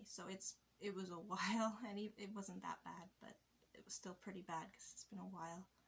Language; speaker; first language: English; native; English